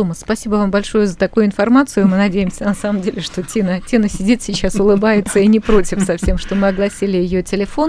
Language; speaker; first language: Russian; native; Russian